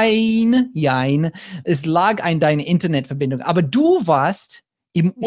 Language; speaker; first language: German; non-native, learner; English